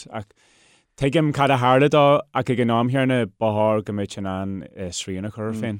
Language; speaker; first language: Irish; non-native, local second language; English